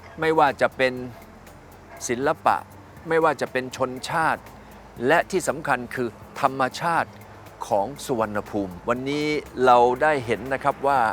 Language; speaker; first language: Thai; native; Thai